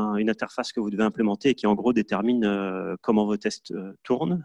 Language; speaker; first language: French; native; French